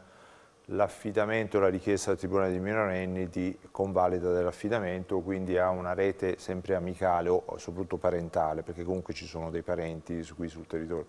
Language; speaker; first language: Italian; native; Italian